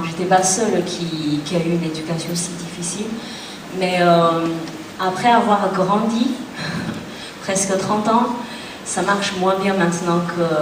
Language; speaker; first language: French; non-native, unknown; Chinese